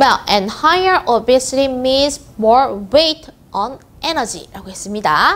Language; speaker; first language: English; non-native, fluent; Korean